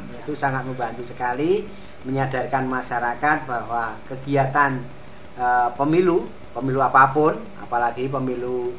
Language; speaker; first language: Indonesian; native; Indonesian